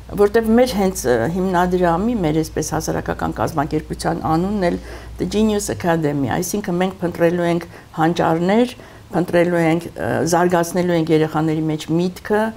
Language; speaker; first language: Armenian; native; Armenian